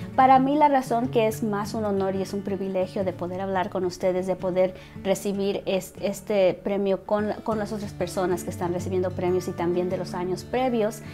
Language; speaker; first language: Spanish; early bilingual, heritage; Spanish